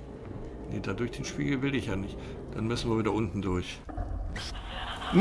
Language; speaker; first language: German; native; German